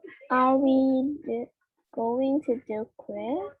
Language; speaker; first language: English; non-native, learner; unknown